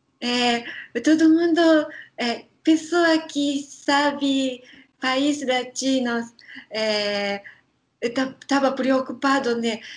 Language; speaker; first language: Portuguese; non-native, learner; Japanese